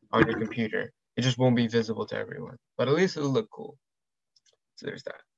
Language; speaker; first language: English; early bilingual, other home language; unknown